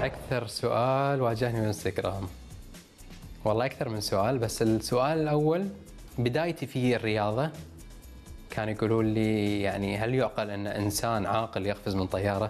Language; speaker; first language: Arabic; native; Arabic